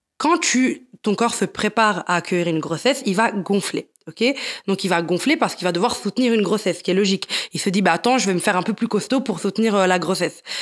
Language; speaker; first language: French; non-native, fluent; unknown